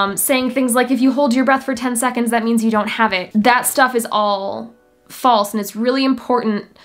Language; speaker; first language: English; native; English